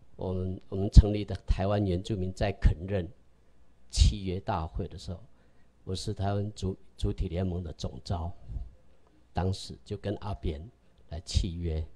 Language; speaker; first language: Chinese; native; Chinese